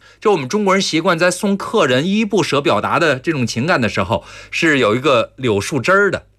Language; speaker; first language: Chinese; native; Chinese